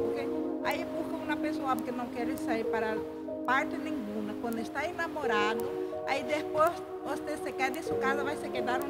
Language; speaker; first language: Spanish; non-native, learner; Portuguese